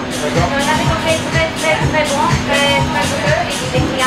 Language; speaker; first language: French; non-native, learner; Spanish